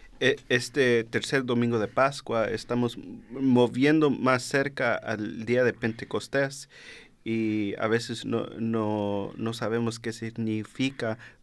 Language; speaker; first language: Spanish; early bilingual, heritage; Spanish